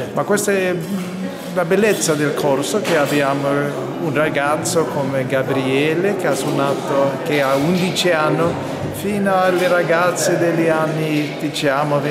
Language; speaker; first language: Italian; non-native, fluent; Swedish